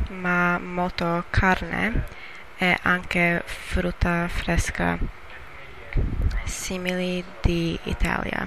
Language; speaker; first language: Italian; non-native, learner; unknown